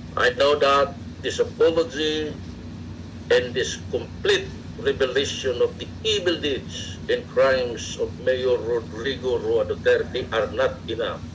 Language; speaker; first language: English; non-native, local second language; Cebuano